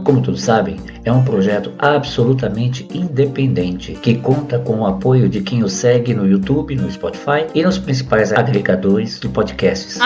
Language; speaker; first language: Portuguese; native; Portuguese